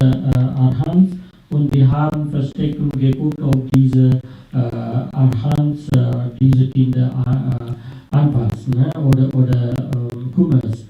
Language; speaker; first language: German; non-native, fluent; Sinhala